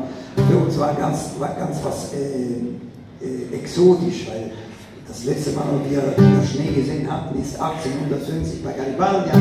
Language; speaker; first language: German; non-native, fluent; Italian